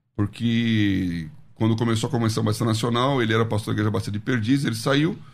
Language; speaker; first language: Portuguese; native; Portuguese